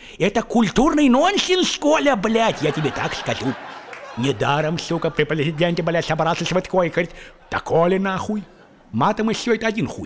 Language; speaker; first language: Russian; native; Russian